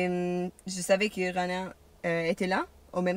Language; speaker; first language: French; non-native, learner; English